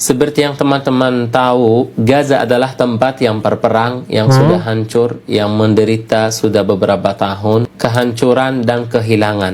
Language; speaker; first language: Indonesian; non-native, fluent; Arabic